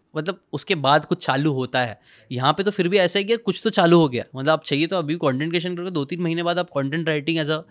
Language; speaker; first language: Hindi; native; Hindi